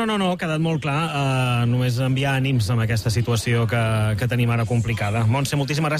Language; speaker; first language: Catalan; native; Catalan